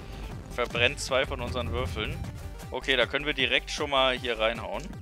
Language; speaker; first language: German; native; German